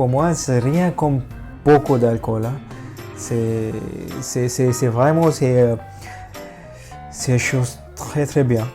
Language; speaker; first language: French; non-native, fluent; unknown